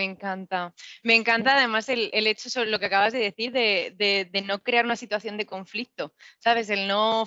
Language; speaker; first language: Spanish; native; Spanish